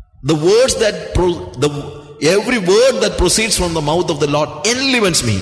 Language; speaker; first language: English; non-native, local second language; Malayalam